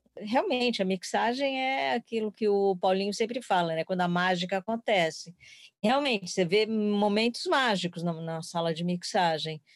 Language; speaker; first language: Portuguese; native; Portuguese